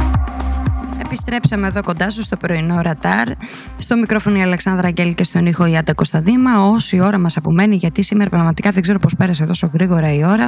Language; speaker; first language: Greek; native; Greek